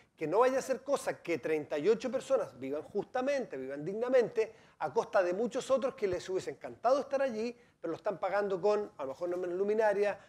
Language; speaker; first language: Spanish; native; Spanish